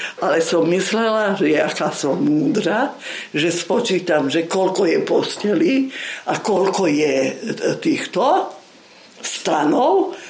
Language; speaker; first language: Slovak; non-native, local second language; Rusyn